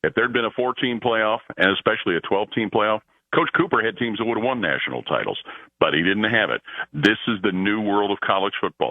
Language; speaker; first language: English; native; English